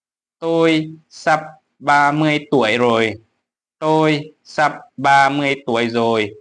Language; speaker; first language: Vietnamese; non-native, fluent; Lao